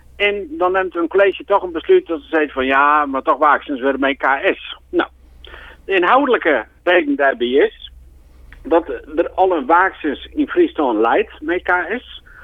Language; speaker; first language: Dutch; non-native, local second language; Western Frisian